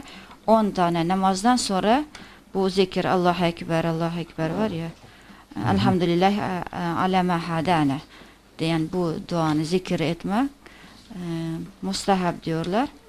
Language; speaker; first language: Turkish; non-native, fluent; Azerbaijani